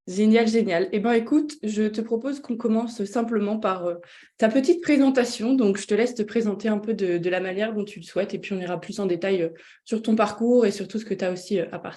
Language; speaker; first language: French; native; French